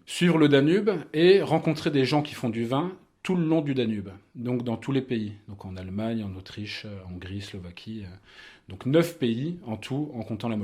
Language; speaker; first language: French; native; French